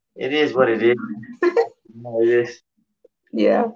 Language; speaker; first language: English; native; English